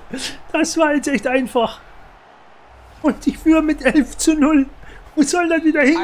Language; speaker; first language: German; native; German